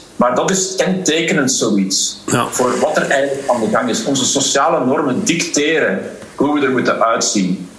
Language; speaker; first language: Dutch; native; Dutch